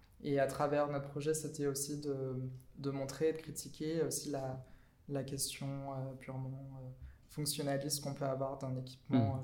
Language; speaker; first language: French; native; French